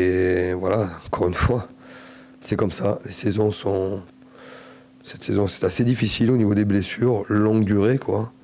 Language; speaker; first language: French; native; French